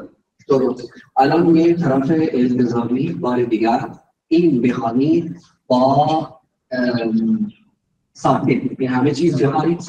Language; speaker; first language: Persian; non-native, fluent; Urdu